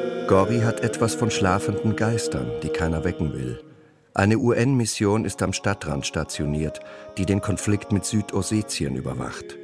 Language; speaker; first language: German; native; German